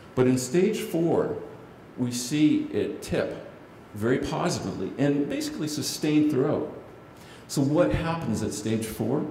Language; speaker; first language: English; native; English